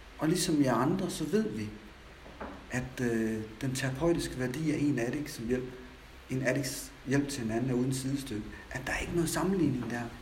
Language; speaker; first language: Danish; native; Danish